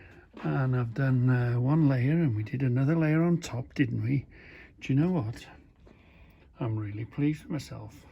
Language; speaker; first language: English; native; English